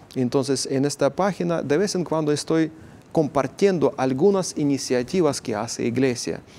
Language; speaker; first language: Spanish; non-native, fluent; Ukrainian